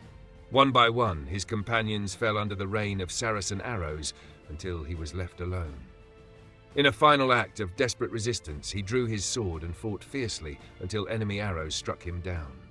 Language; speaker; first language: English; non-native, fluent; Italian